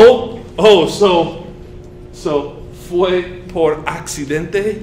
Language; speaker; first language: Spanish; non-native, fluent; English